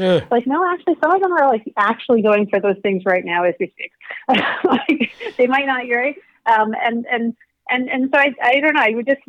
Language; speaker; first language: English; native; English